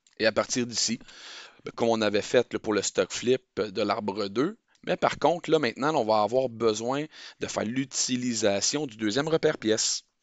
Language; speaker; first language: French; native; French